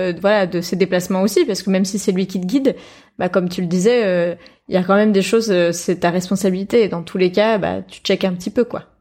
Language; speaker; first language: French; native; French